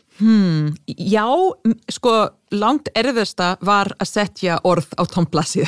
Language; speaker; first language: Icelandic; non-native, fluent; English